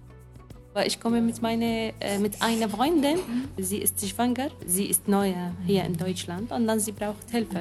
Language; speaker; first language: German; non-native, learner; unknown